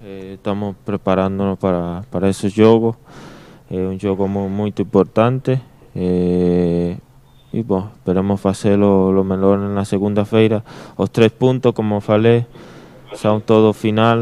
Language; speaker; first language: Portuguese; non-native, learner; Spanish